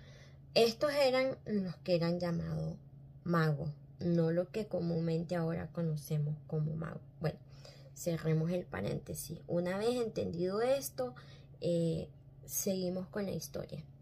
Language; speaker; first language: Spanish; native; Spanish